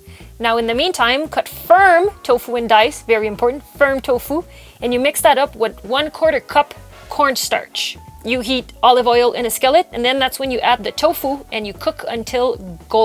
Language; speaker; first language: English; non-native, local second language; French